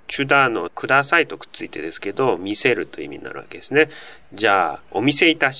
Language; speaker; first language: Japanese; native; Japanese